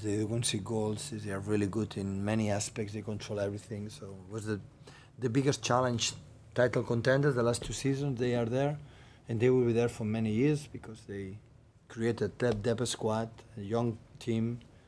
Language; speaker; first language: English; non-native, fluent; Catalan